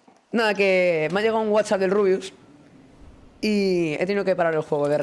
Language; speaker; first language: Spanish; native; Spanish